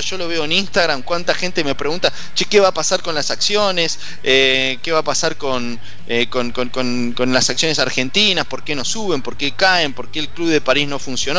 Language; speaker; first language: Spanish; native; Spanish